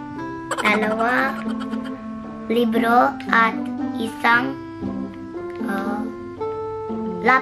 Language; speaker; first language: Filipino; early bilingual, heritage; Filipino